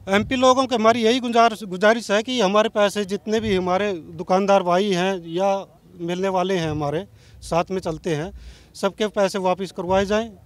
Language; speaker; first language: Hindi; non-native, local second language; Punjabi